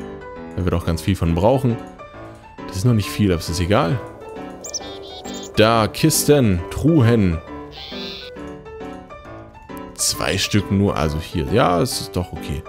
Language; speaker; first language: German; native; German